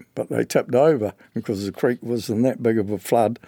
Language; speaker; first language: English; native; English